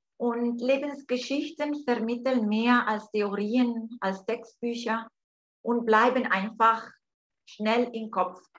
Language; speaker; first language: German; non-native, fluent; Italian